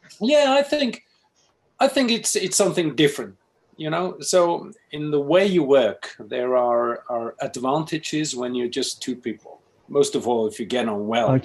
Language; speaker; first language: English; non-native, fluent; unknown